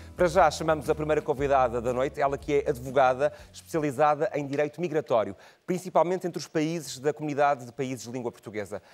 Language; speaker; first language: Portuguese; native; Portuguese